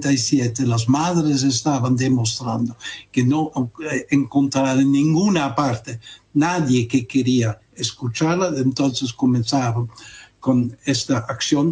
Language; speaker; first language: Spanish; non-native, fluent; Dutch